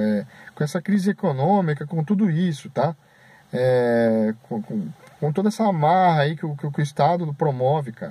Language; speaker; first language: Portuguese; native; Portuguese